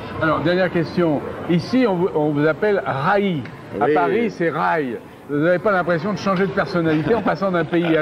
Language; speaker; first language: French; native; French